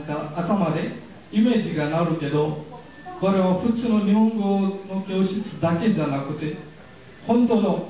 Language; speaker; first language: Japanese; non-native, fluent; Marathi